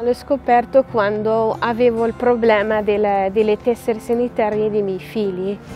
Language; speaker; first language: Italian; non-native, fluent; Arabic